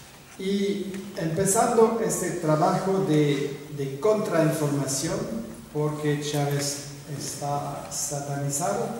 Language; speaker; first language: Spanish; non-native, fluent; French